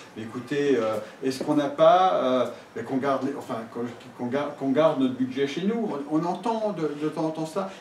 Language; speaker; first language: French; native; French